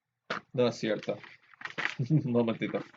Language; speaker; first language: Spanish; non-native, fluent; English